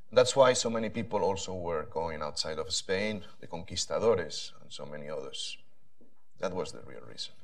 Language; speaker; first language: English; non-native, fluent; Spanish